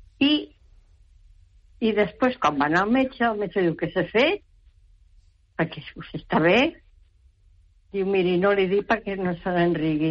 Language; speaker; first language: Catalan; native; Catalan